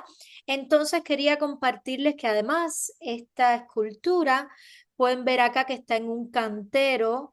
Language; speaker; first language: Spanish; native; Spanish